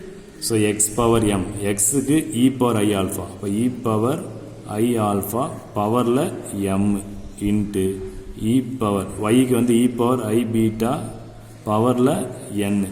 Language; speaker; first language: Tamil; native; Tamil